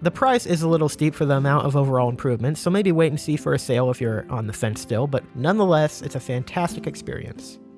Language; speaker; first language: English; native; English